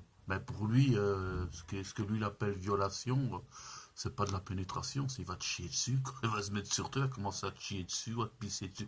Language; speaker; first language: French; native; French